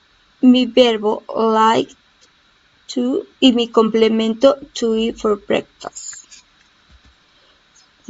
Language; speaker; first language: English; non-native, learner; Spanish